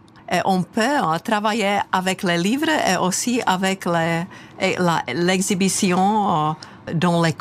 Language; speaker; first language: French; non-native, fluent; Czech